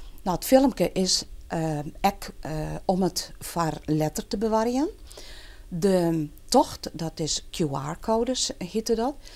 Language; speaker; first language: Dutch; non-native, local second language; Western Frisian